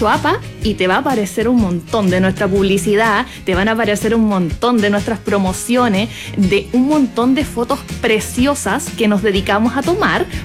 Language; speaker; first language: Spanish; native; Spanish